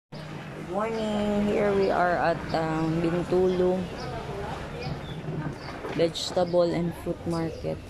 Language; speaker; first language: English; non-native, local second language; Filipino